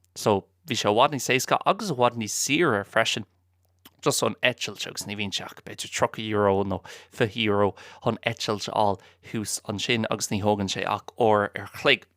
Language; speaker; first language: Irish; non-native, local second language; English